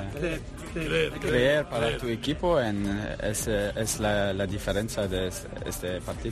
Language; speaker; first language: Spanish; non-native, learner; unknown